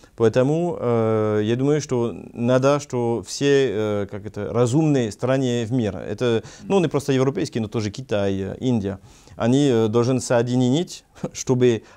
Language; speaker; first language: Russian; non-native, learner; French